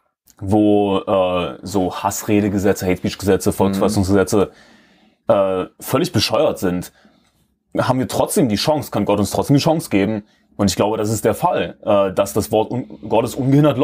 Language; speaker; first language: German; native; German